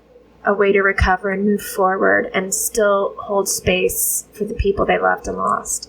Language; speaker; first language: English; native; English